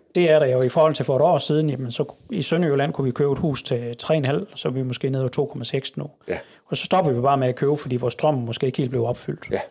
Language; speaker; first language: Danish; native; Danish